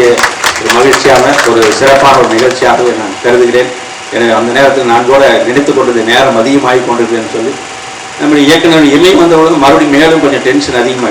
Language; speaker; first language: Tamil; native; Tamil